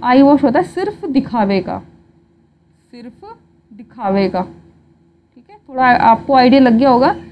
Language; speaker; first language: Hindi; native; Hindi